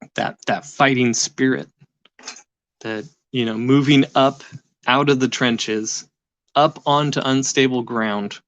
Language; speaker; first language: English; native; English